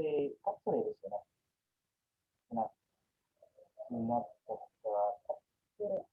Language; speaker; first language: Japanese; non-native, learner; Indonesian